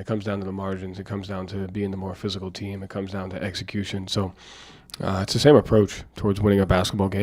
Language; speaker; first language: English; native; English